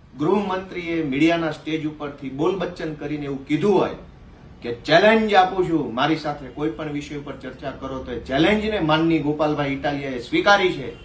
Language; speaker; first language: Gujarati; native; Gujarati